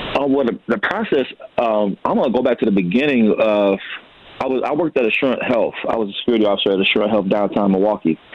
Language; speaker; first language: English; native; English